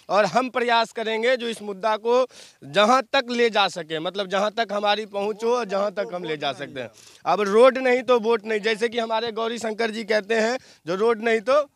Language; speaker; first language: Hindi; native; Hindi